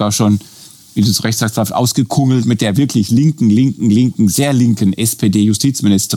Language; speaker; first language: German; native; German